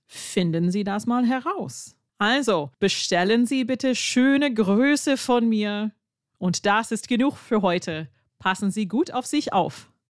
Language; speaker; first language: German; non-native, fluent; English